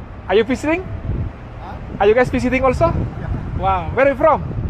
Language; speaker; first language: English; non-native, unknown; Indonesian